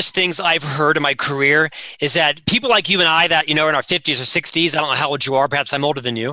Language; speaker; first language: English; native; English